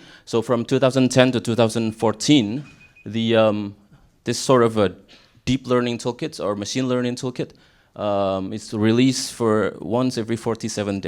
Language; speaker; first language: English; non-native, fluent; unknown